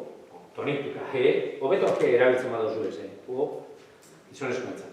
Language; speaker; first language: Basque; native; Basque